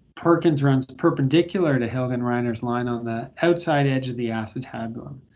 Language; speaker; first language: English; native; English